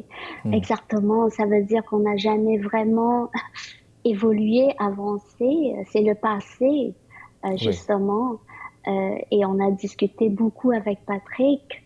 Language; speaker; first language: French; early bilingual, other home language; Vietnamese